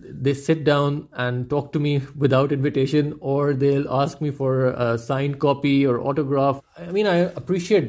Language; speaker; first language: English; non-native, local second language; Urdu